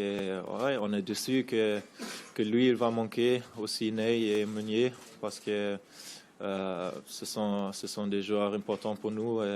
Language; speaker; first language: French; non-native, fluent; German